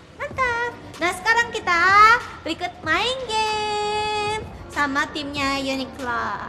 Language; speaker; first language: Indonesian; non-native, fluent; Japanese